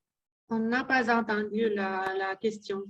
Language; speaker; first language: French; non-native, learner; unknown